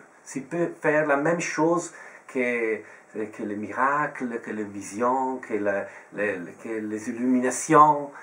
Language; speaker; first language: French; non-native, fluent; Italian